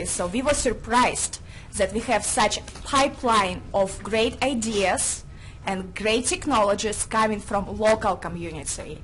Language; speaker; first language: English; non-native, fluent; Russian